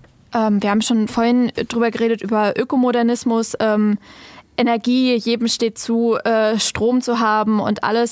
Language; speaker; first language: German; native; German